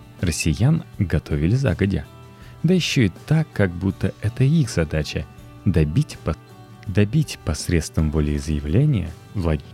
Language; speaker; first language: Russian; native; Russian